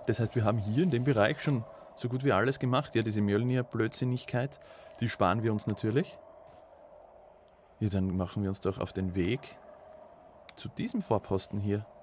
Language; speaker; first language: German; native; German